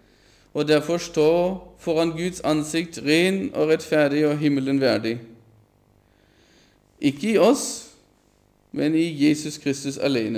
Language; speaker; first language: Norwegian; non-native, fluent; German